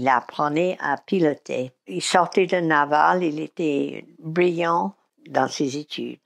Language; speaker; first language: French; non-native, fluent; English